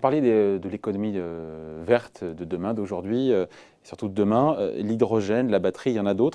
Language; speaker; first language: French; native; French